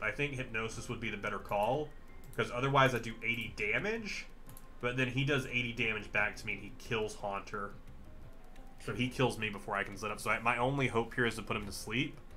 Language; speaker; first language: English; native; English